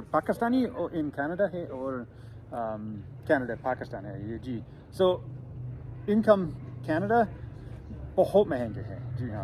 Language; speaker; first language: Hindi; non-native, learner; English